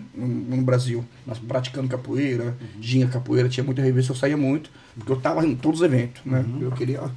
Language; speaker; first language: Portuguese; native; Portuguese